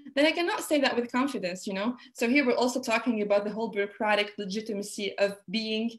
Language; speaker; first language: English; non-native, fluent; Arabic